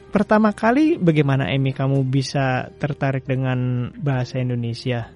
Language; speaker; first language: Indonesian; native; Indonesian